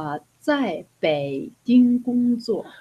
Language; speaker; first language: Chinese; non-native, learner; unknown